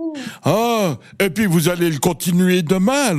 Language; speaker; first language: French; native; French